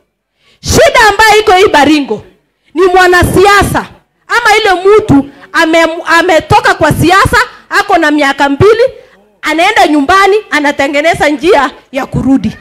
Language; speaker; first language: Swahili; non-native, local second language; Kalenjin